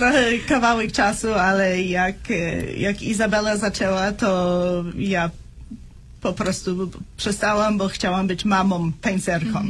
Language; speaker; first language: Polish; early bilingual, heritage; Polish